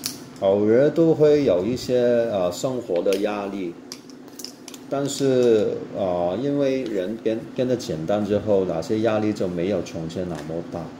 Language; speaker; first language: Chinese; non-native, local second language; Cantonese